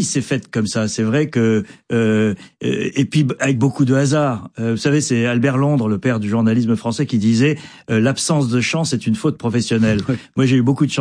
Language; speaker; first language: French; native; French